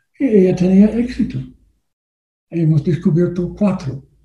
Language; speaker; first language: Spanish; non-native, learner; English